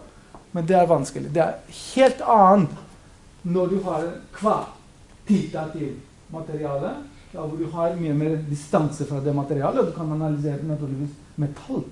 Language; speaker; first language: Norwegian; non-native, fluent; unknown